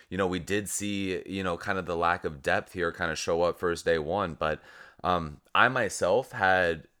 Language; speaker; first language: English; native; English